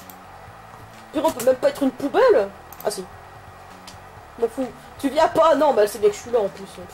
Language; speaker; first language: French; native; French